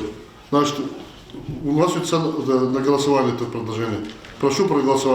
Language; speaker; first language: Russian; non-native, local second language; Lezghian